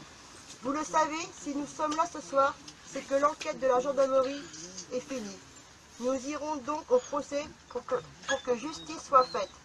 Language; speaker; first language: French; native; French